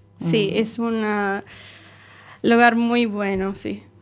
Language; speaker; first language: Spanish; non-native, learner; Arabic